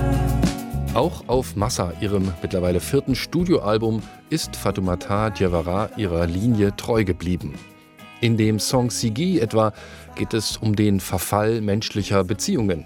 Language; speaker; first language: German; native; German